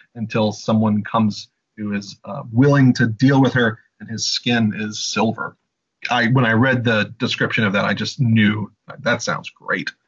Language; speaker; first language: English; native; English